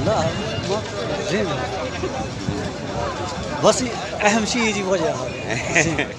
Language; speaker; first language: Arabic; non-native, learner; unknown